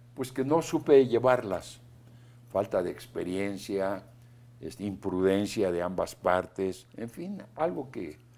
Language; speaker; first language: Spanish; native; Spanish